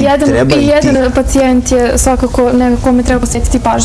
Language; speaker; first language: Serbian; native; Serbian